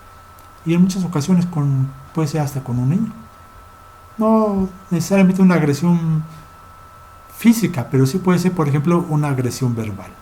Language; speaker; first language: Spanish; native; Spanish